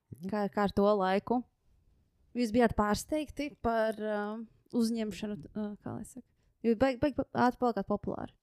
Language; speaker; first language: Latvian; native; Latvian